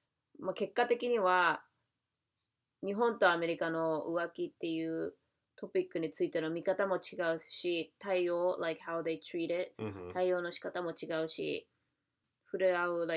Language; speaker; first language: Japanese; native; Japanese